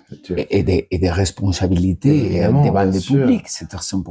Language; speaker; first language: French; non-native, learner; Spanish